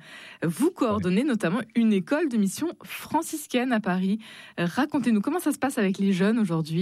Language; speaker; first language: French; native; French